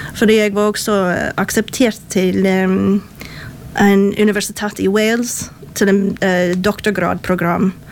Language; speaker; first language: Norwegian; non-native, fluent; English